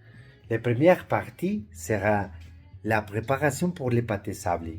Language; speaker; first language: French; non-native, learner; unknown